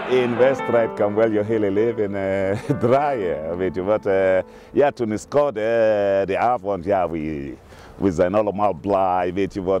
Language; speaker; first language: Dutch; non-native, fluent; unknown